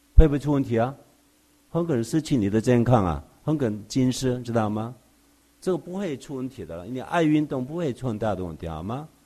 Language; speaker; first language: Chinese; non-native, fluent; Korean